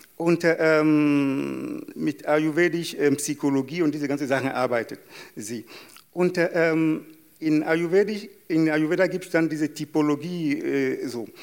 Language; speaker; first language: German; non-native, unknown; Yoruba